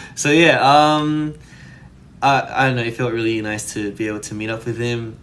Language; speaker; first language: English; early bilingual, other home language; Korean